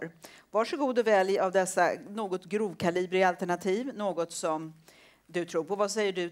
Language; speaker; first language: Swedish; native; Swedish